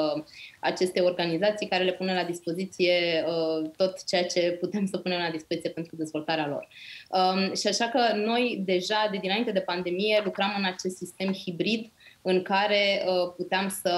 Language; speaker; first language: Romanian; native; Romanian